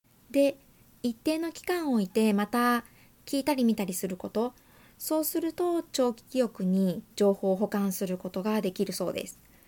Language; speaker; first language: Japanese; native; Japanese